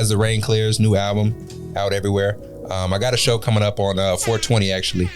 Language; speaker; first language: English; native; English